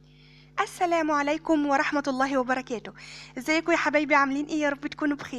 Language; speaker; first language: Arabic; native; Arabic